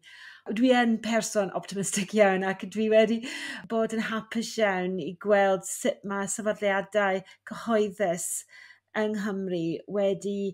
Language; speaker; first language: Welsh; non-native, fluent; English